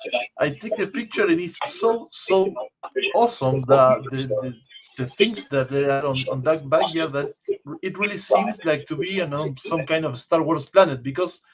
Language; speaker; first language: English; non-native, fluent; Spanish